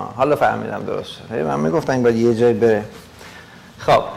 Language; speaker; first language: Persian; native; Persian